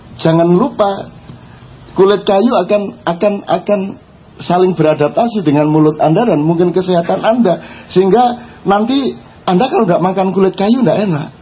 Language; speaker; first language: Indonesian; non-native, local second language; Javanese